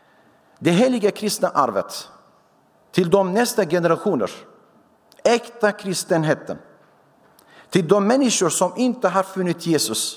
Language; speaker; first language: Swedish; non-native, fluent; Syriac